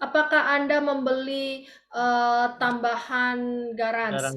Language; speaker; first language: Indonesian; native; Indonesian